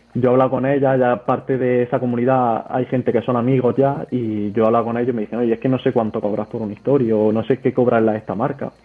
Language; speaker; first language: Spanish; native; Spanish